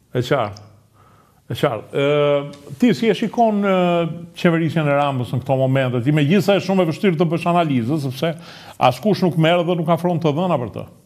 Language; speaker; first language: Albanian; native; Albanian